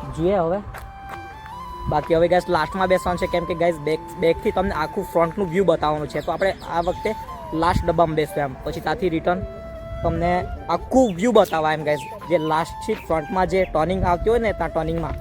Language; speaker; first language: Gujarati; native; Gujarati